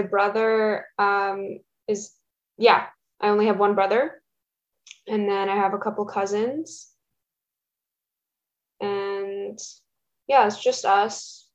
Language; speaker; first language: English; early bilingual, other home language; Russian